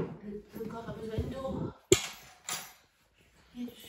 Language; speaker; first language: French; native; French